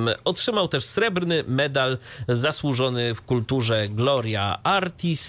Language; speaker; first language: Polish; native; Polish